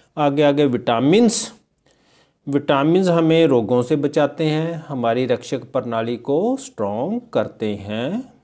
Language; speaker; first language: Hindi; non-native, local second language; Punjabi